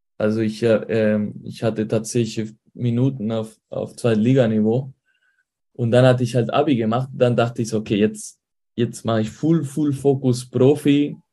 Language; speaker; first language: German; early bilingual, heritage; Spanish